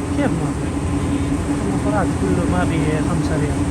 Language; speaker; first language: Arabic; non-native, learner; Urdu